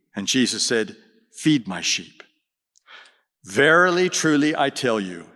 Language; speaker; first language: English; native; English